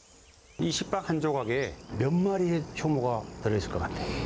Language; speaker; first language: Korean; native; Korean